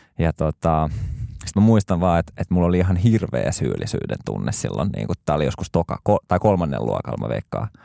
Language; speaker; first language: Finnish; early bilingual, other home language; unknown